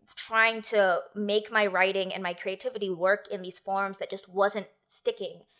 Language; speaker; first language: English; native; English